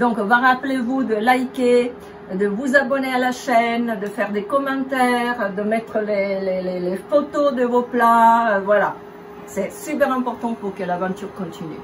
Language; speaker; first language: French; non-native, fluent; Italian